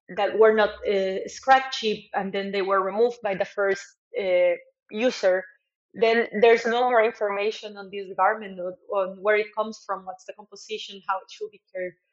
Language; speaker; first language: English; non-native, fluent; Spanish